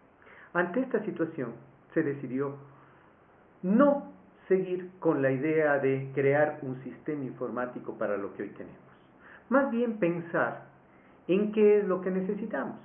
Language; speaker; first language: Spanish; native; Spanish